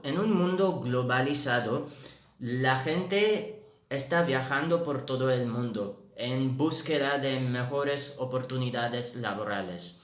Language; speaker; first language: Spanish; non-native, fluent; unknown